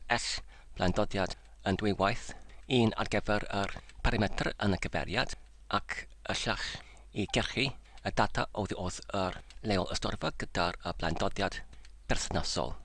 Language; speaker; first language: Welsh; non-native, learner; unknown